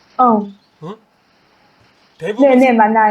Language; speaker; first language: Korean; non-native, learner; Chinese